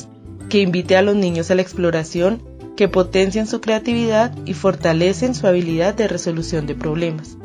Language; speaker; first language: Spanish; native; Spanish